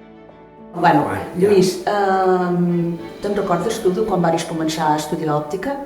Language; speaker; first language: Catalan; native; Catalan